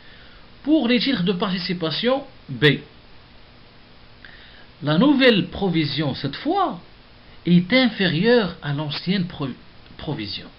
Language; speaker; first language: French; non-native, local second language; Arabic